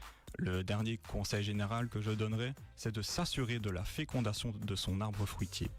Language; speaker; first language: French; native; French